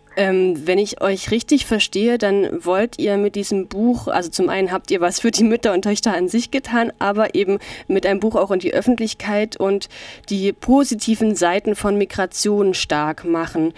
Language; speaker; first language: German; native; German